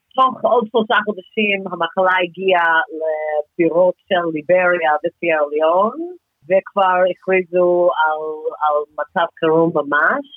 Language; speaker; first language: Hebrew; non-native, fluent; English